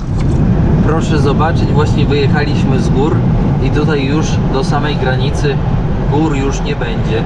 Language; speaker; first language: Polish; native; Polish